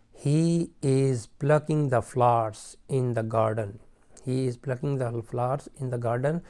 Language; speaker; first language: English; non-native, local second language; Urdu